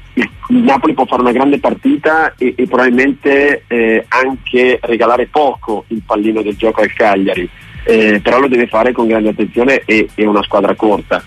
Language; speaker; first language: Italian; native; Italian